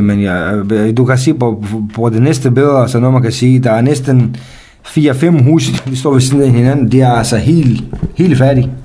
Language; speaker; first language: Danish; non-native, fluent; Kurdish